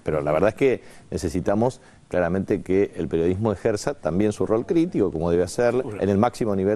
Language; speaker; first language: Spanish; native; Spanish